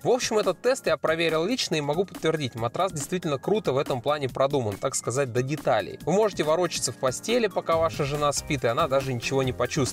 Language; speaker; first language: Russian; native; Russian